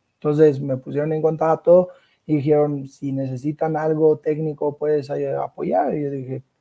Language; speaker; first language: Spanish; non-native, fluent; Italian